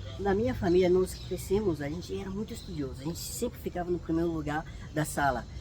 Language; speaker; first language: Portuguese; non-native, fluent; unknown